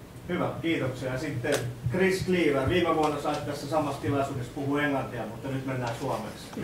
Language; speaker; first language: Finnish; native; Finnish